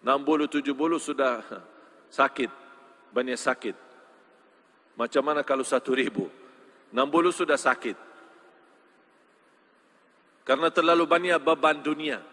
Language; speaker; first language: Indonesian; non-native, fluent; Arabic